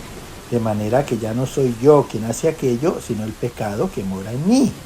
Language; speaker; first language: Spanish; native; Spanish